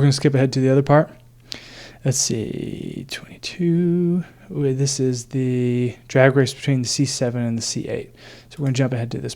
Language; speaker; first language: English; native; English